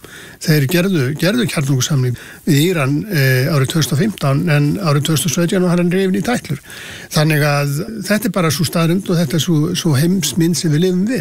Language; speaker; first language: Icelandic; native; Icelandic